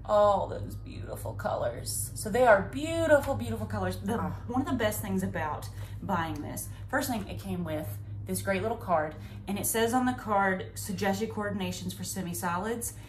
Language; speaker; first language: English; native; English